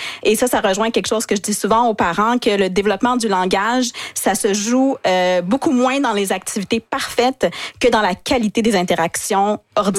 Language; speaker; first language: French; native; French